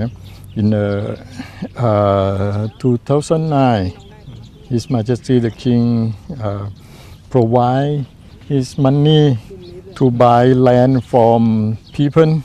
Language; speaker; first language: English; non-native, learner; Thai